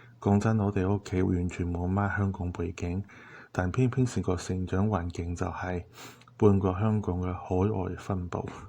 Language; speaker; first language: Cantonese; non-native, fluent; Chinese